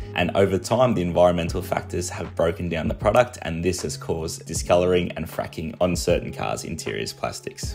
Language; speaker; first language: English; native; English